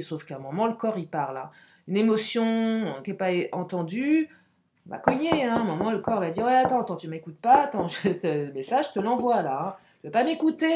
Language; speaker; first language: French; native; French